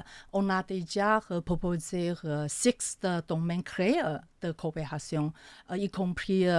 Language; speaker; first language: French; non-native, fluent; Chinese